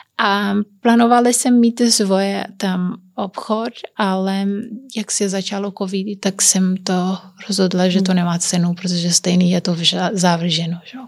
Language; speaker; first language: Czech; non-native, learner; Kabuverdianu